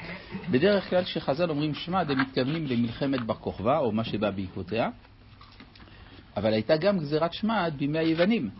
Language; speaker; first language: Hebrew; native; Hebrew